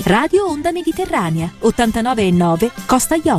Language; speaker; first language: Italian; native; Italian